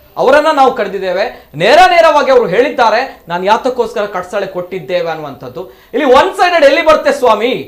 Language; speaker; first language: Kannada; non-native, local second language; Tulu